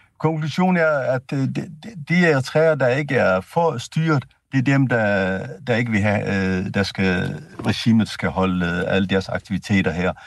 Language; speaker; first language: Danish; non-native, fluent; Tigrinya